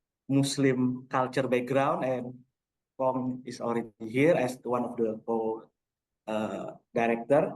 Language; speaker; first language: English; non-native, local second language; Indonesian